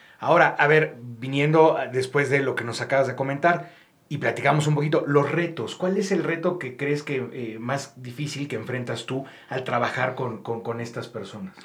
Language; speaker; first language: Spanish; native; Spanish